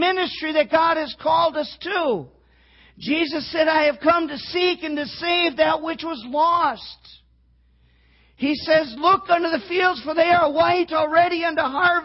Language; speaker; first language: English; native; English